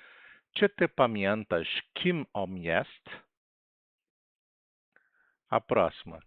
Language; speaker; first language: Polish; non-native, fluent; Portuguese